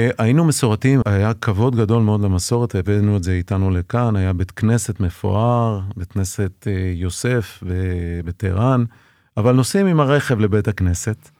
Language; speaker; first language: Hebrew; early bilingual, other home language; Persian